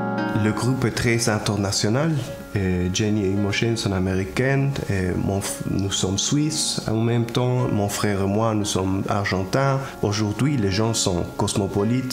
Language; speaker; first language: French; non-native, fluent; Spanish